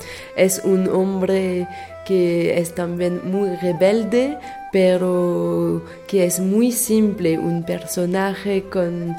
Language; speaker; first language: Spanish; non-native, learner; French